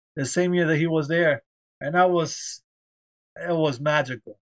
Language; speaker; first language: English; early bilingual, other home language; Spanish